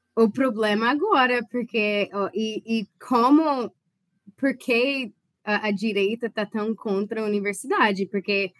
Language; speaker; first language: Portuguese; non-native, fluent; English